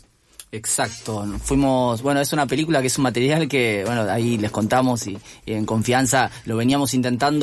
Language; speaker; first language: Spanish; native; Spanish